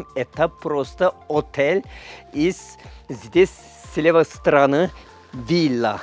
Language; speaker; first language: Russian; non-native, fluent; Turkish